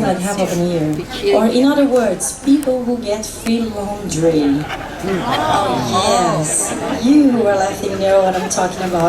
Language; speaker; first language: English; non-native, fluent; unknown